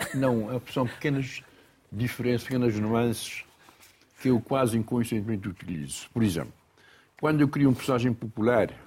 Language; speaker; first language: Portuguese; non-native, local second language; Kabuverdianu